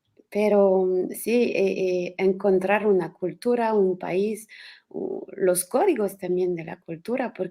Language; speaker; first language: Spanish; non-native, learner; French